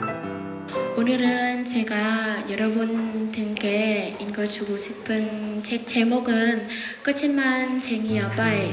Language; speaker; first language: Korean; non-native, learner; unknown